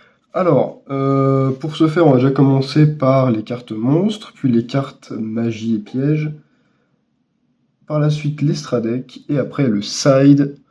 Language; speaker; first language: French; native; French